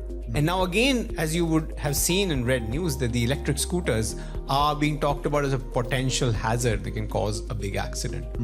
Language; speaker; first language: English; non-native, local second language; Punjabi